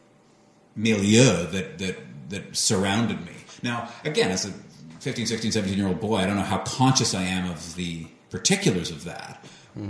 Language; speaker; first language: English; native; English